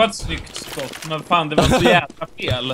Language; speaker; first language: Swedish; native; Swedish